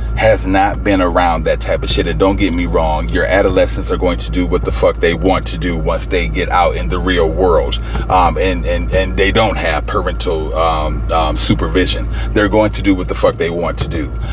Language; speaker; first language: English; native; English